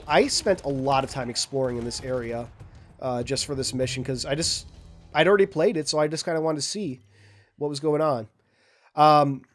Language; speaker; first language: English; native; English